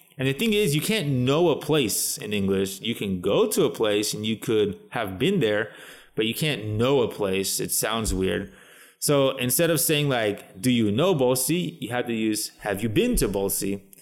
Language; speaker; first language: English; native; English